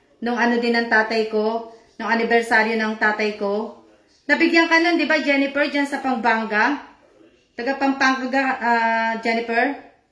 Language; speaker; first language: Filipino; native; Filipino